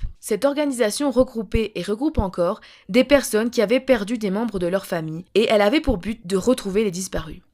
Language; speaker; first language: French; native; French